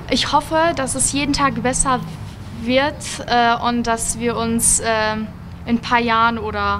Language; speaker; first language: German; early bilingual, other home language; Albanian